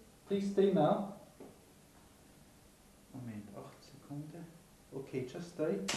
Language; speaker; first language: English; non-native, fluent; German